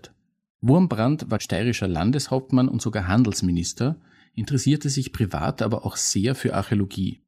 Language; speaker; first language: German; native; German